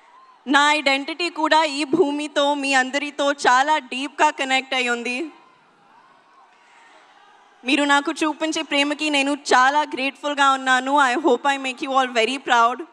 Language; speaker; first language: Telugu; non-native, local second language; Hindi